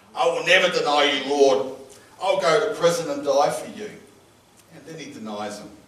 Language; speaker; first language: English; native; English